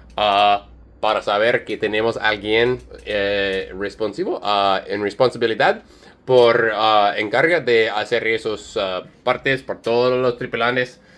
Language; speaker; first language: Spanish; non-native, learner; English